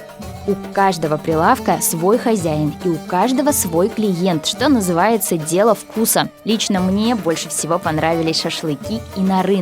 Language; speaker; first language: Russian; native; Russian